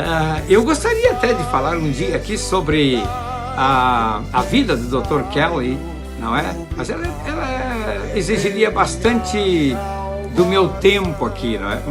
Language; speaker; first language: Portuguese; native; Portuguese